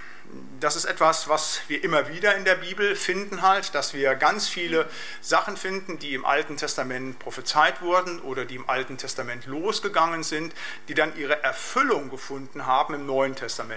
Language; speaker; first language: German; native; German